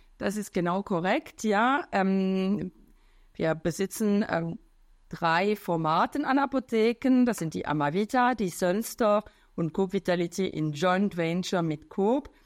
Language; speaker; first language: German; non-native, local second language; French